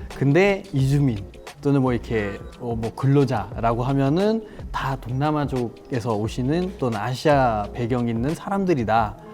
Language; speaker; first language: Korean; non-native, fluent; Nepali